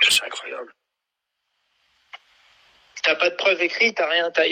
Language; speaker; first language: French; native; French